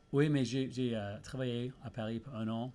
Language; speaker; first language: French; early bilingual, heritage; English